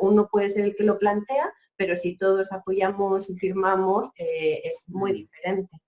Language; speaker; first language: Spanish; native; Spanish